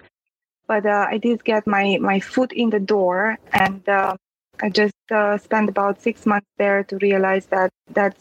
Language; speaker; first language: English; non-native, fluent; Romanian